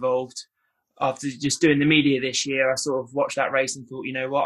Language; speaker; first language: English; native; English